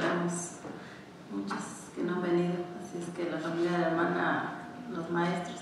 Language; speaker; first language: Spanish; native; Spanish